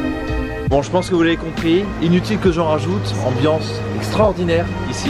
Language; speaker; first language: French; native; French